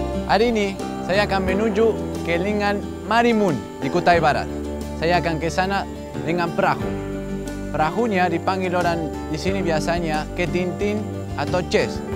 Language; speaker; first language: Malay; non-native, fluent; Spanish